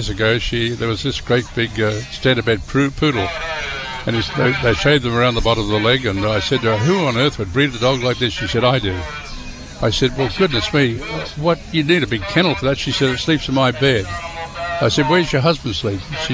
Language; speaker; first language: English; native; English